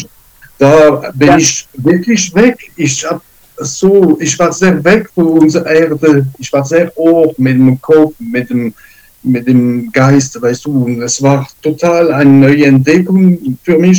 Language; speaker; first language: German; non-native, fluent; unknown